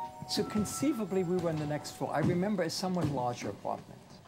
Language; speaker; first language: English; early bilingual, other home language; German